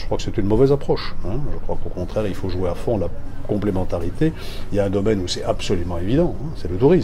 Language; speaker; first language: French; native; French